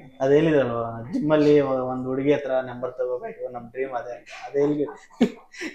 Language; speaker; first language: Kannada; non-native, local second language; Telugu